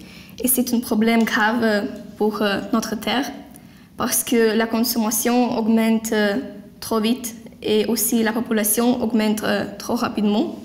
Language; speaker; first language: French; non-native, learner; Lithuanian